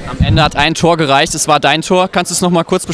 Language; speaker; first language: German; native; German